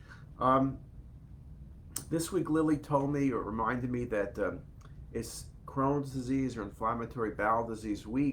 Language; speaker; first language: English; native; English